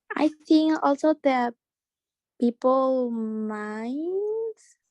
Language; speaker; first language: English; non-native, learner; Spanish